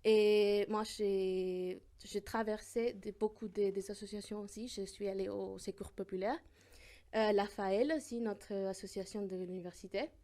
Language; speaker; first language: French; non-native, fluent; Spanish